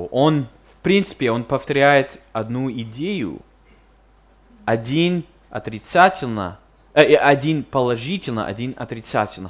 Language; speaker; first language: Russian; non-native, fluent; English